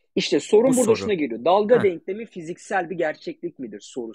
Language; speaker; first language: Turkish; native; Turkish